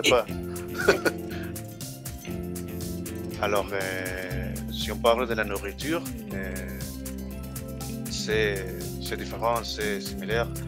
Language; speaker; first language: French; non-native, learner; Spanish